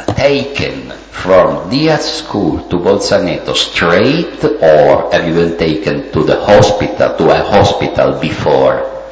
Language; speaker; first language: English; non-native, fluent; Italian